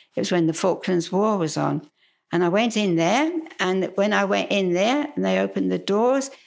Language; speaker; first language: English; native; English